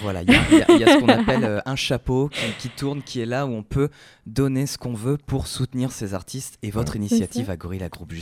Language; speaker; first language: French; native; French